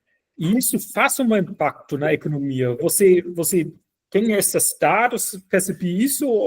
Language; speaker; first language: Portuguese; non-native, fluent; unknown